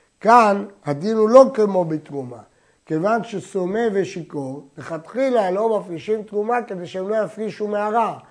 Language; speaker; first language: Hebrew; native; Hebrew